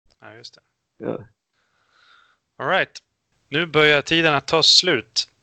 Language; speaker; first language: Swedish; early bilingual, other home language; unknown